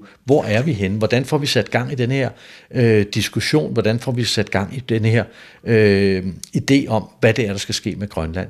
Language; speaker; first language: Danish; native; Danish